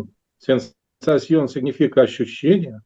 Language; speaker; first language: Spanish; non-native, learner; Russian